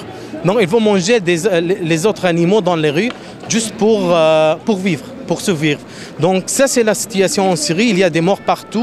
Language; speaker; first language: French; non-native, fluent; Arabic